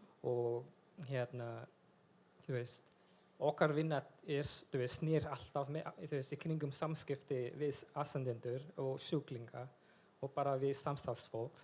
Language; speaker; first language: Icelandic; non-native, fluent; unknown